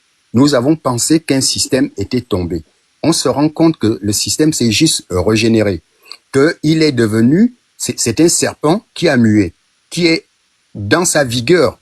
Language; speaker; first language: French; non-native, local second language; Fang